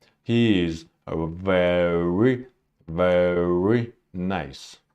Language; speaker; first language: English; non-native, learner; Russian